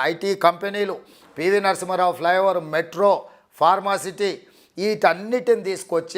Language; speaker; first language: Telugu; native; Telugu